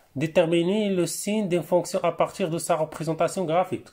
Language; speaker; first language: French; non-native, local second language; Arabic